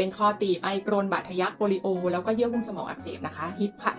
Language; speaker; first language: Thai; native; Thai